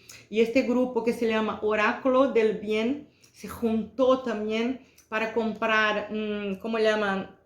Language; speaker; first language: Spanish; non-native, fluent; Portuguese